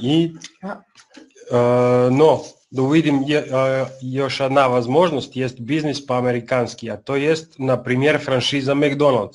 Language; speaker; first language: Russian; non-native, learner; Serbian